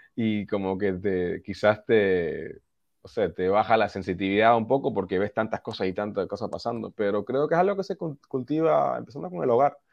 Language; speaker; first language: Spanish; early bilingual, heritage; Spanish